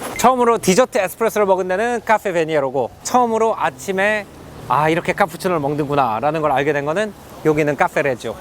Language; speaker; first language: Korean; native; Korean